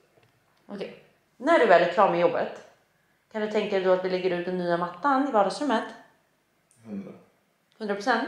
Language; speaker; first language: Swedish; native; Swedish